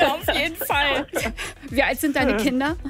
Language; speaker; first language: German; native; German